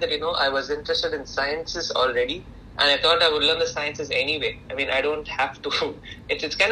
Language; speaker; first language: English; non-native, local second language; Tamil